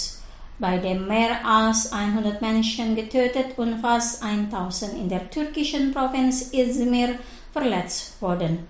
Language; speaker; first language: German; non-native, fluent; Indonesian